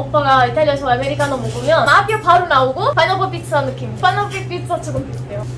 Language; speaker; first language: Korean; non-native, learner; Italian